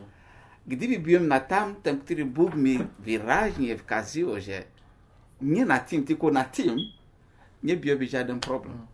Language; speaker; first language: Polish; non-native, learner; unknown